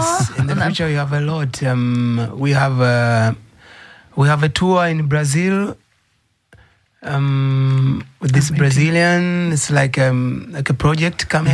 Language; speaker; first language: English; non-native, fluent; Swahili